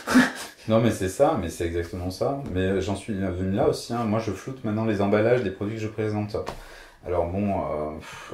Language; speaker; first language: French; native; French